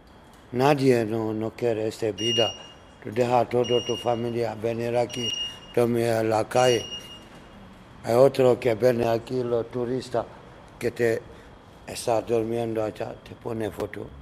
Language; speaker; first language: Spanish; non-native, learner; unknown